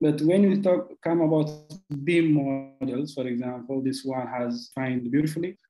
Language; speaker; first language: English; non-native, local second language; Amharic